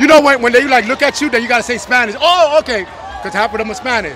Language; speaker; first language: English; early bilingual, other home language; Spanish